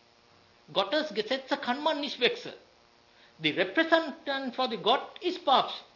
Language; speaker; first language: German; non-native, learner; Sinhala